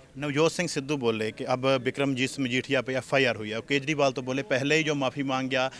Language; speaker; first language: Hindi; non-native, local second language; Punjabi